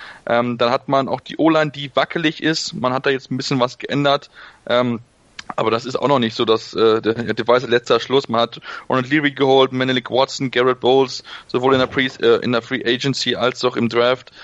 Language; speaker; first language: German; native; German